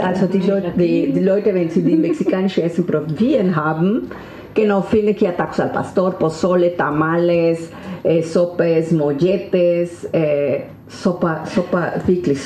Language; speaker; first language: German; non-native, learner; Spanish